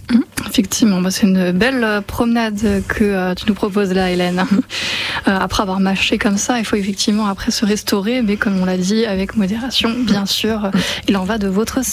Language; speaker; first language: French; native; French